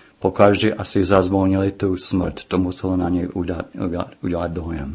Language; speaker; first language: Czech; non-native, fluent; English